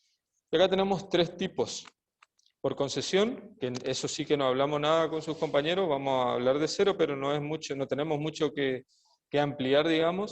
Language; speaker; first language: Spanish; native; Spanish